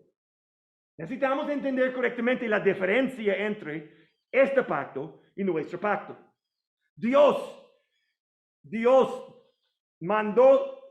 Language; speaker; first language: Spanish; non-native, learner; English